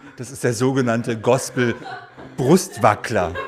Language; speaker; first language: German; native; German